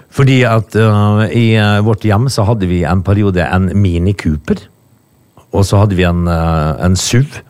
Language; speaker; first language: Norwegian; native; Norwegian